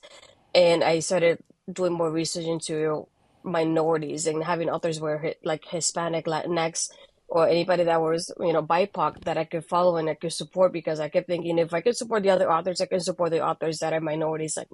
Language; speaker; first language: English; non-native, fluent; Spanish